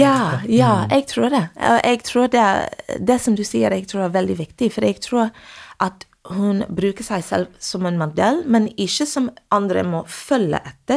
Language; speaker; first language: Norwegian; non-native, fluent; English